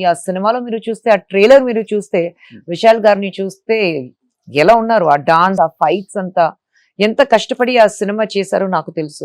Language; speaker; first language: Telugu; non-native, fluent; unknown